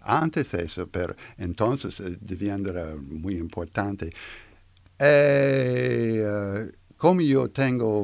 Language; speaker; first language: Spanish; non-native, learner; French